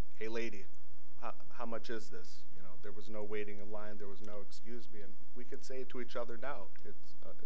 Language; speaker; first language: English; native; English